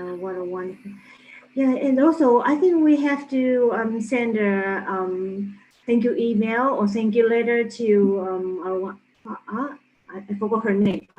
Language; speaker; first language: English; non-native, fluent; Japanese